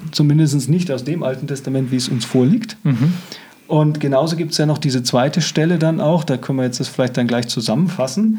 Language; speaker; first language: German; native; German